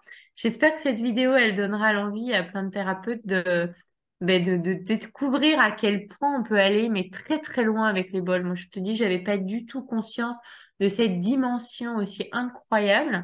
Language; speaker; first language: French; native; French